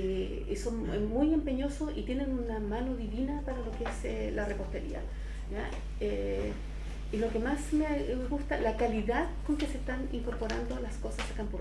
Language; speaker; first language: Spanish; native; Spanish